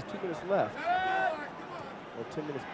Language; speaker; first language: English; native; English